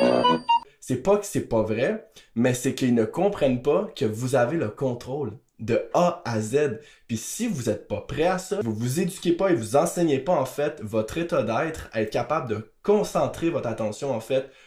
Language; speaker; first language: French; native; French